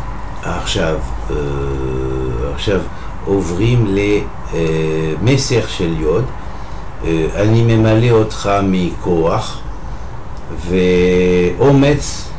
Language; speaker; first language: Hebrew; non-native, fluent; French